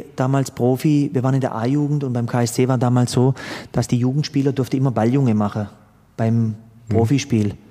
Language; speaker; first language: German; early bilingual, other home language; Croatian